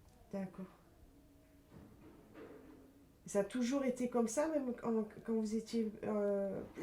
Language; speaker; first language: French; native; French